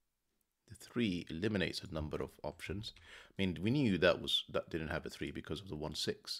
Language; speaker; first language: English; native; English